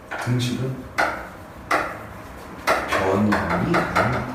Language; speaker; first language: Korean; native; Korean